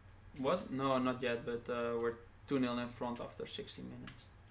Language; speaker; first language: English; non-native, fluent; Dutch